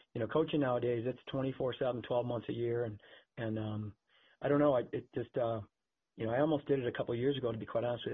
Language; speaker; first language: English; native; English